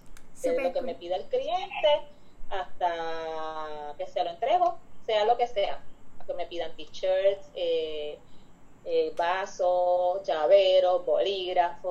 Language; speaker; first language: Spanish; native; Spanish